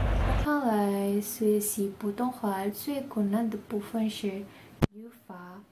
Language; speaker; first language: Chinese; non-native, learner; Indonesian